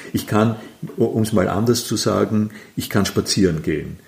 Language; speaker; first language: German; native; German